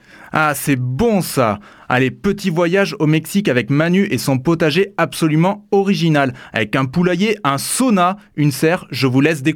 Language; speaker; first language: French; native; French